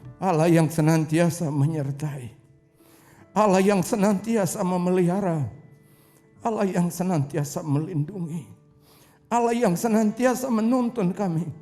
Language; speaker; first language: Indonesian; non-native, local second language; Tetum